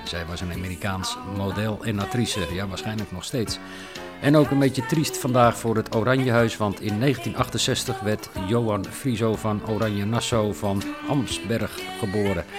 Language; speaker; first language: Dutch; native; Dutch